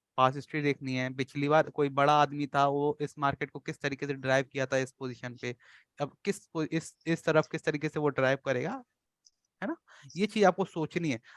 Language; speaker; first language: Hindi; native; Hindi